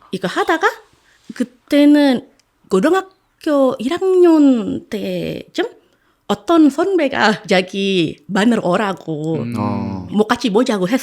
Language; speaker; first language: Korean; non-native, fluent; Indonesian